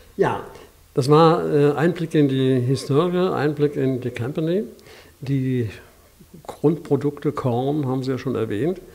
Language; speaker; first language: German; native; German